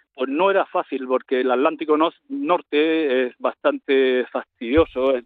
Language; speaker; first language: Spanish; native; Spanish